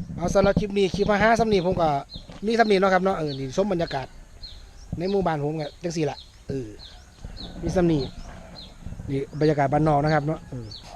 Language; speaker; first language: Thai; native; Thai